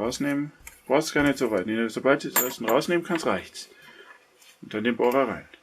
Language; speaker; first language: German; native; German